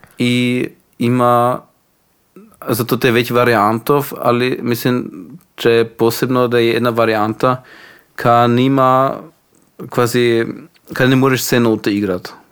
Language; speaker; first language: Slovenian; non-native, learner; Croatian